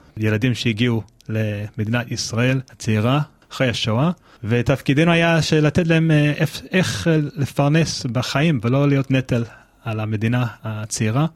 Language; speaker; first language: Hebrew; non-native, fluent; English